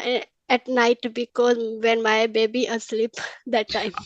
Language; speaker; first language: English; non-native, learner; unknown